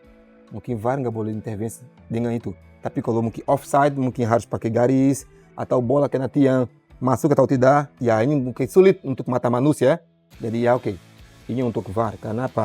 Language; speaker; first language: Indonesian; non-native, fluent; Portuguese